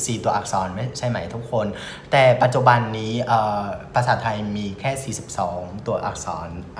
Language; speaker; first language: Thai; non-native, fluent; Vietnamese